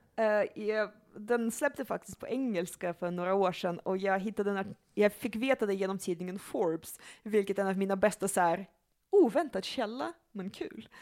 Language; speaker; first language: Swedish; early bilingual, other home language; Russian